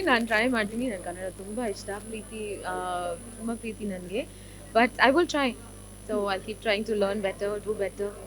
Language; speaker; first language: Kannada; non-native, learner; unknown